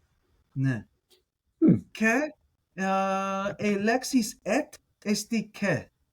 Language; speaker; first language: Greek; non-native, fluent; English